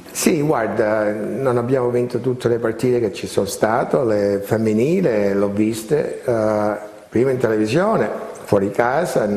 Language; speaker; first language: Italian; early bilingual, heritage; Italian